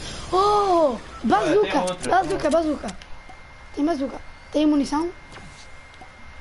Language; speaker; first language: Portuguese; non-native, fluent; Italian